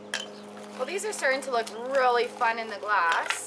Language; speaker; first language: English; native; English